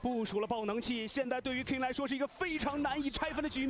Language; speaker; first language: Chinese; native; Chinese